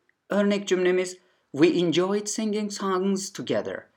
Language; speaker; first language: English; non-native, fluent; Turkish